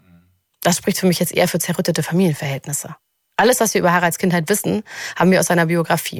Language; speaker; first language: German; native; German